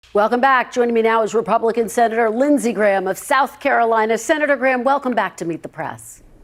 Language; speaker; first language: English; native; English